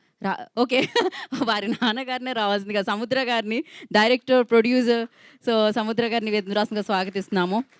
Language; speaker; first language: Telugu; native; Telugu